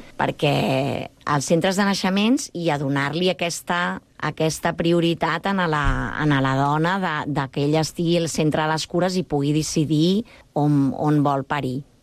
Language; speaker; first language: Catalan; native; Catalan